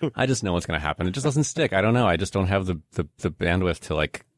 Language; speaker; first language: English; native; English